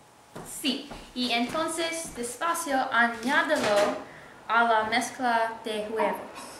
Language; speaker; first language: Spanish; non-native, learner; English